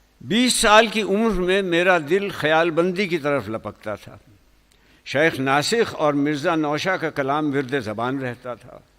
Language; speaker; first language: Urdu; native; Urdu